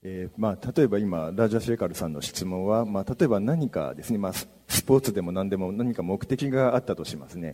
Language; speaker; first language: Japanese; native; Japanese